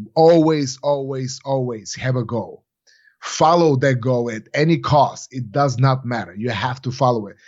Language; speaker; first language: English; non-native, fluent; Bulgarian